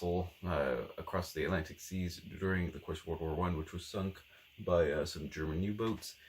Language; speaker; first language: English; native; English